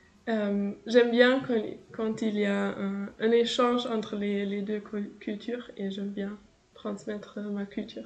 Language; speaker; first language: French; non-native, fluent; German